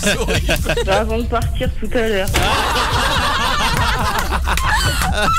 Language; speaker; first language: French; native; French